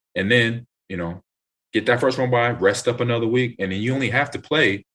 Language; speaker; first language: English; native; English